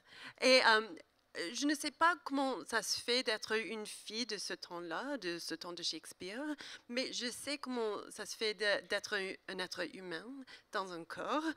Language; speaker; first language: French; non-native, learner; English